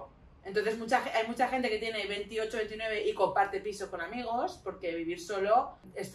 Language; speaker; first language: Spanish; native; Spanish